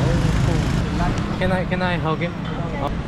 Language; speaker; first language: English; non-native, learner; Korean